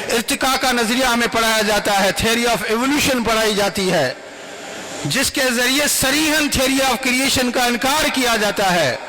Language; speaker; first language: Urdu; non-native, local second language; Sindhi